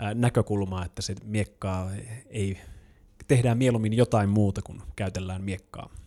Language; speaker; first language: Finnish; native; Finnish